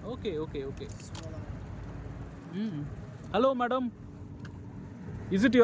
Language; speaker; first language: English; non-native, local second language; Tamil